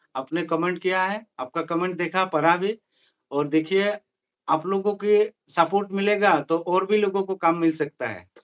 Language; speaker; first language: Hindi; non-native, local second language; Bangla